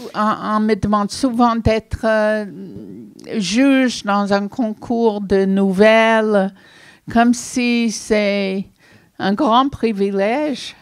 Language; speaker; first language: French; non-native, fluent; English